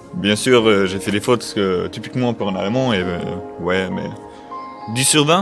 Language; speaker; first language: French; non-native, learner; German